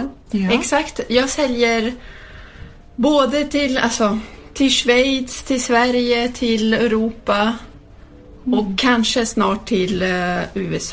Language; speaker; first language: Swedish; early bilingual, heritage; Swedish